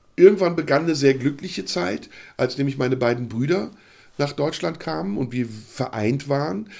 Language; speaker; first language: German; early bilingual, other home language; Turkish